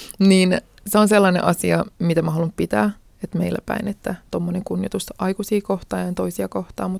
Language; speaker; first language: Finnish; early bilingual, other home language; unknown